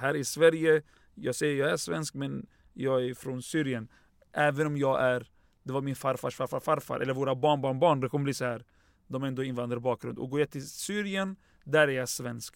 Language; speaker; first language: Swedish; early bilingual, other home language; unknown